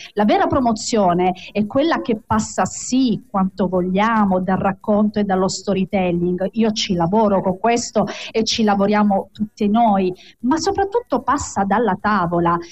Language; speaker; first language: Italian; native; Italian